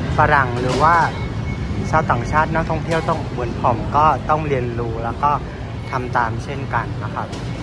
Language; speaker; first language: Thai; non-native, fluent; Vietnamese